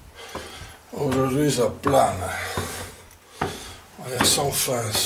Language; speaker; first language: French; non-native, fluent; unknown